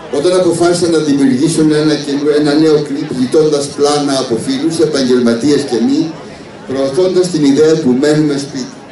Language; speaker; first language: Greek; native; Greek